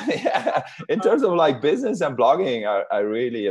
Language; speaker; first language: English; non-native, fluent; Dutch